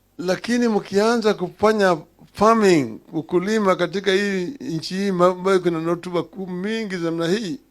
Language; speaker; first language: Swahili; non-native, local second language; Luo (Kenya and Tanzania)